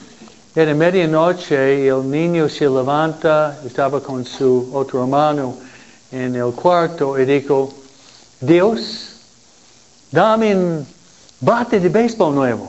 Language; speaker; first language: Spanish; non-native, fluent; English